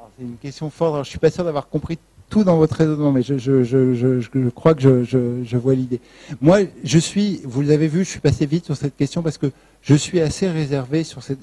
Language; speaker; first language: French; native; French